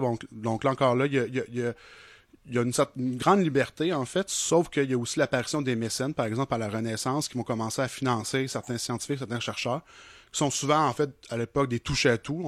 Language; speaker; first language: French; native; French